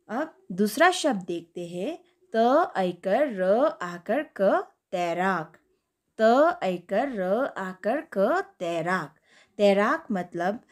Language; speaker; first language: Hindi; native; Hindi